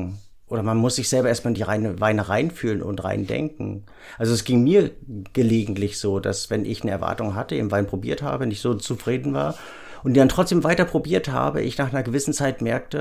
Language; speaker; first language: German; native; German